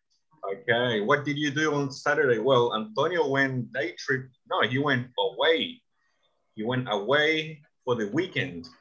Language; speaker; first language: English; non-native, fluent; Spanish